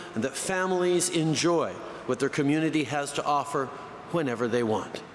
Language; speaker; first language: English; early bilingual, other home language; French